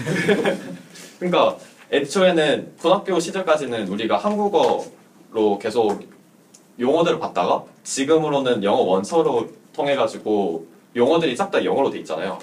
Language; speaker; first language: Korean; native; Korean